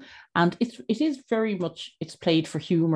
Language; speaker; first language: English; native; English